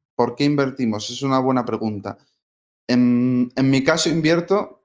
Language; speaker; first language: Spanish; native; Spanish